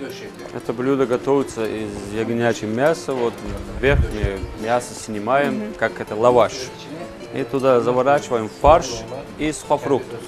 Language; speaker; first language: Russian; non-native, learner; Turkish